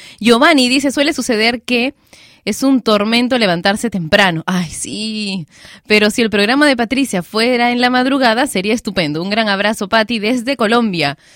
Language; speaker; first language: Spanish; native; Spanish